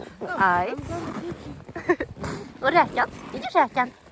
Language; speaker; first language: Swedish; non-native, fluent; English